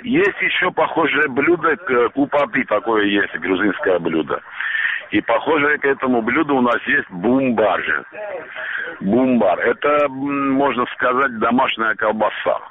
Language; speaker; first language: Russian; non-native, local second language; Armenian